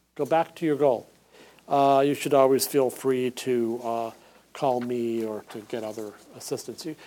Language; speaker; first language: English; native; English